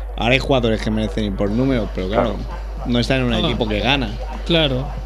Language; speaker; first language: Spanish; native; Spanish